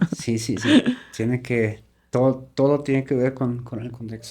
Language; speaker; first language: Spanish; native; Spanish